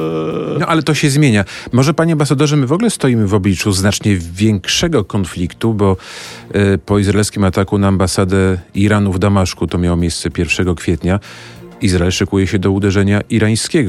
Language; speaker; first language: Polish; native; Polish